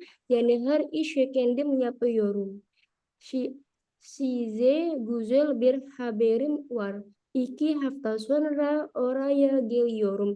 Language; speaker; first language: Turkish; non-native, learner; Indonesian